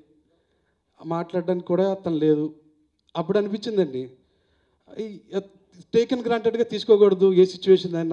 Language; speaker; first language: Telugu; native; Telugu